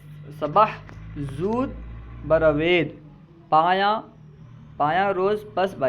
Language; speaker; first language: Persian; non-native, fluent; Urdu